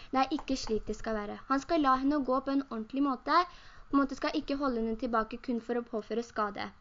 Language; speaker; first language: Norwegian; early bilingual, other home language; Urdu